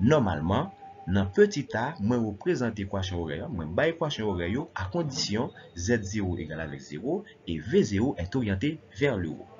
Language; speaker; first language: French; non-native, local second language; Haitian Creole